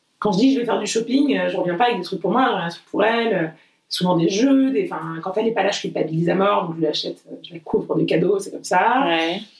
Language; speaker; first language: French; early bilingual, other home language; Portuguese